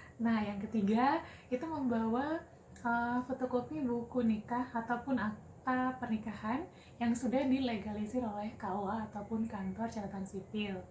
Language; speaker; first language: Indonesian; native; Indonesian